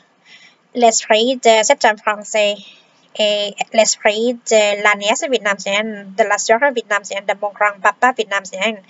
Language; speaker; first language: French; non-native, fluent; Vietnamese